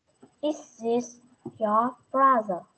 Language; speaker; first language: English; non-native, learner; Vietnamese